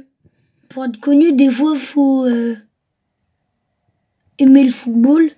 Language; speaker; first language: French; early bilingual, other home language; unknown